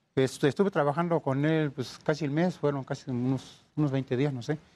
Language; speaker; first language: Spanish; native; Spanish